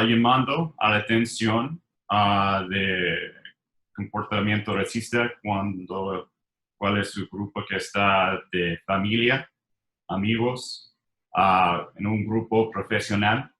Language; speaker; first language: Spanish; non-native, learner; English